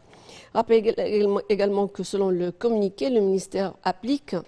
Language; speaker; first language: French; non-native, fluent; Arabic